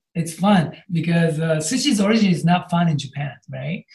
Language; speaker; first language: English; non-native, fluent; Japanese